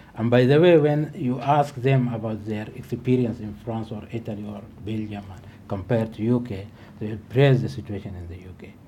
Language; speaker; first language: English; non-native, fluent; Arabic